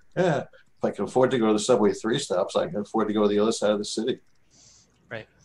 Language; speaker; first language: English; native; English